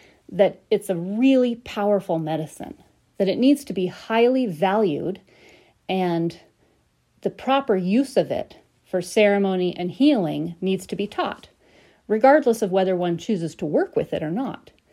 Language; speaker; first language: English; native; English